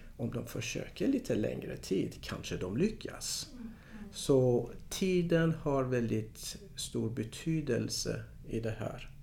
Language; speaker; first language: Swedish; non-native, fluent; Persian